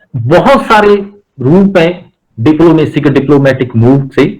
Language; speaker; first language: Hindi; non-native, local second language; Punjabi